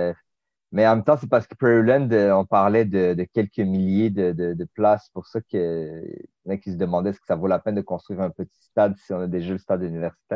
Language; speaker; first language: French; native; French